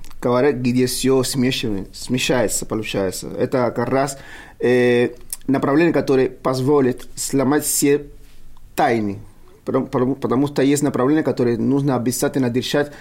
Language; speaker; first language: Russian; non-native, fluent; Spanish